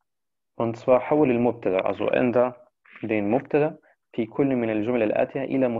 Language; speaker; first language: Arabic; non-native, fluent; German